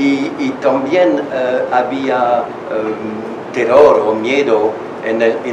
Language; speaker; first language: Spanish; non-native, learner; French